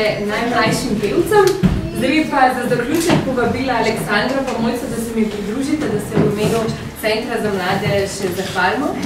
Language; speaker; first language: Slovenian; native; Slovenian